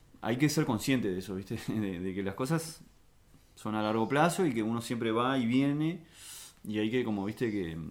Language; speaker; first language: Spanish; early bilingual, other home language; French